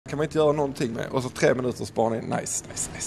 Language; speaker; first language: Swedish; native; Swedish